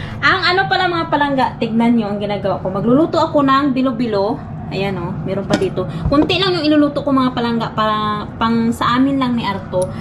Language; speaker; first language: Filipino; non-native, local second language; Hiligaynon